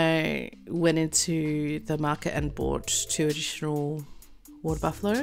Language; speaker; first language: English; native; English